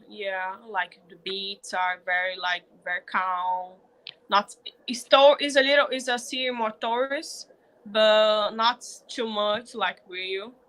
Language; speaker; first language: English; non-native, learner; Portuguese